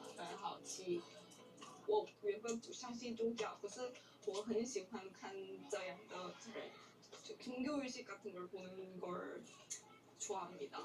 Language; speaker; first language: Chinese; non-native, learner; Korean